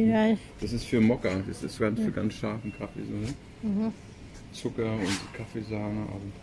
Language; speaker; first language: German; native; German